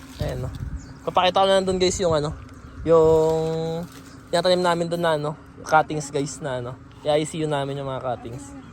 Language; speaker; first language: Filipino; native; Filipino